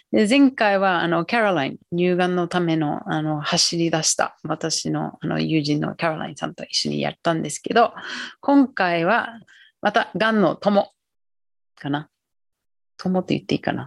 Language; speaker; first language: Japanese; non-native, fluent; English